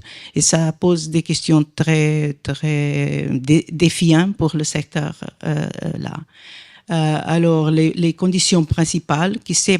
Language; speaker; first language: French; non-native, fluent; Portuguese